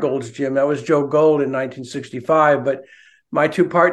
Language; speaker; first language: English; native; English